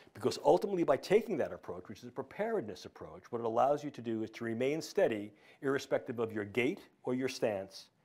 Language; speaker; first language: English; native; English